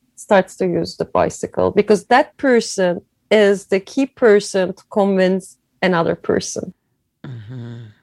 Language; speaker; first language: English; non-native, fluent; Turkish